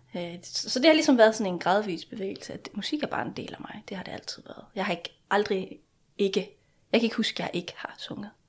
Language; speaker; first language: Danish; non-native, local second language; Faroese